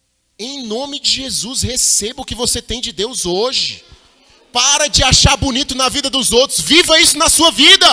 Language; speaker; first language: Portuguese; native; Portuguese